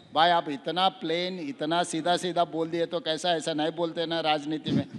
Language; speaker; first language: Hindi; non-native, local second language; Telugu